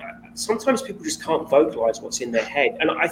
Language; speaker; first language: English; native; English